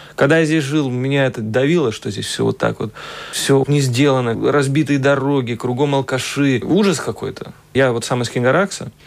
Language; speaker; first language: Russian; native; Russian